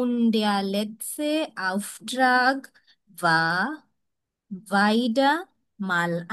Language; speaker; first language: German; non-native, learner; Bangla